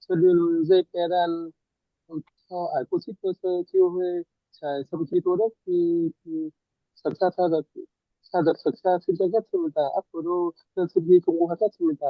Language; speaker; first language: Korean; non-native, fluent; Vietnamese